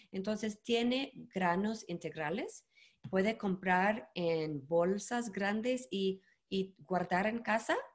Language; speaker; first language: Spanish; non-native, learner; English